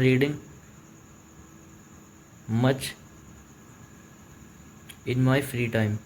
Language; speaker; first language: English; non-native, learner; Hindi